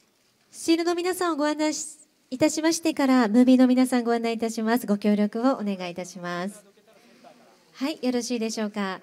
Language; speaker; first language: Japanese; native; Japanese